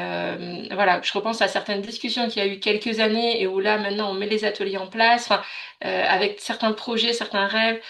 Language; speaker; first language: French; native; French